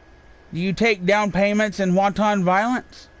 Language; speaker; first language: English; native; English